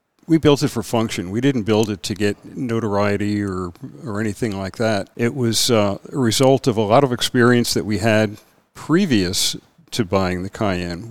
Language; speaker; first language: English; native; English